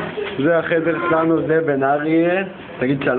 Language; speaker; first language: Hebrew; native; Hebrew